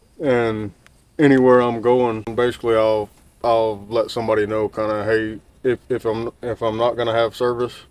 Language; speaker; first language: English; native; English